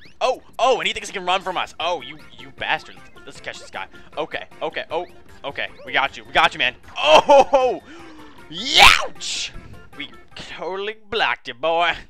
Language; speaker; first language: English; native; English